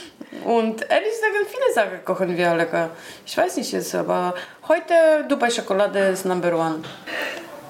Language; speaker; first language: German; non-native, learner; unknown